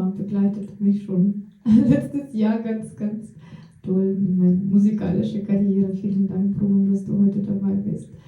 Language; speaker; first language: German; non-native, fluent; Russian